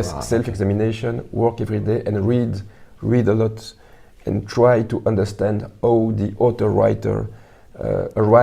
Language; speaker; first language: English; non-native, learner; French